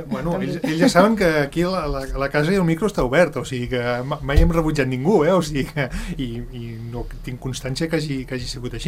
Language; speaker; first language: Catalan; native; Catalan